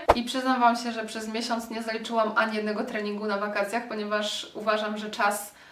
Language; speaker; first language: Polish; native; Polish